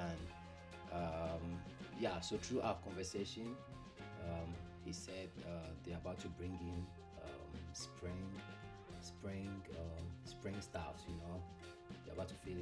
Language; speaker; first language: English; non-native, local second language; Akan